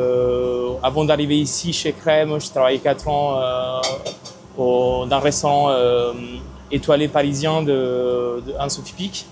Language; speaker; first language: French; non-native, fluent; Italian